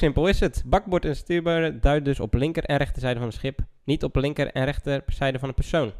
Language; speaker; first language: Dutch; native; Dutch